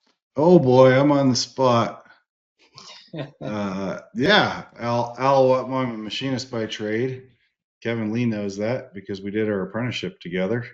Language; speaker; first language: English; native; English